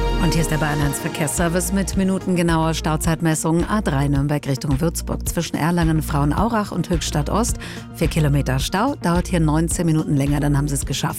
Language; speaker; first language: German; native; German